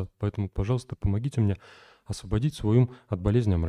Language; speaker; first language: Russian; native; Russian